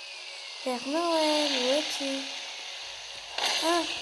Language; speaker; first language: French; native; French